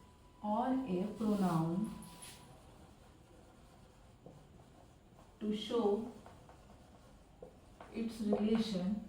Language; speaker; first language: English; non-native, learner; Hindi